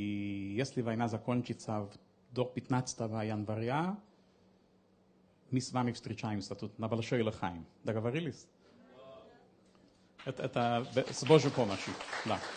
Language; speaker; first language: Russian; non-native, learner; English